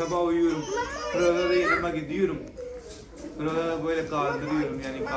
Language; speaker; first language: Turkish; non-native, learner; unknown